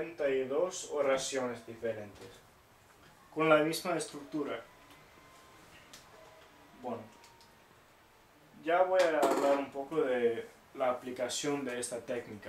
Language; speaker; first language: Spanish; non-native, fluent; English